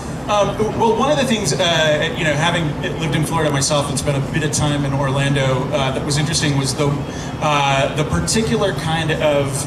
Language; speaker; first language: English; native; English